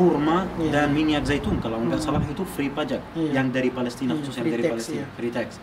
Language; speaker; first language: Indonesian; non-native, fluent; Arabic